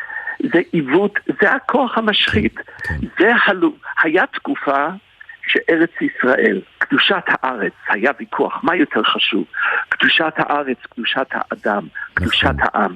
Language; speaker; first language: Hebrew; non-native, fluent; English